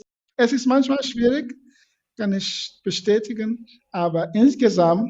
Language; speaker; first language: German; non-native, fluent; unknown